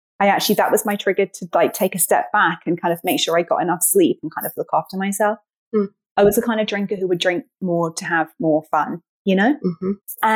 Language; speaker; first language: English; native; English